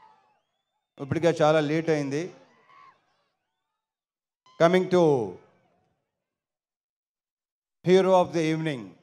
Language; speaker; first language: Telugu; native; Telugu